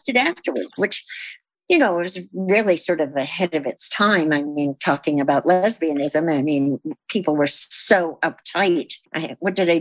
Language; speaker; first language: English; native; English